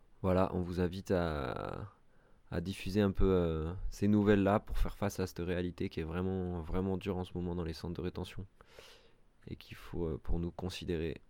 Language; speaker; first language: French; native; French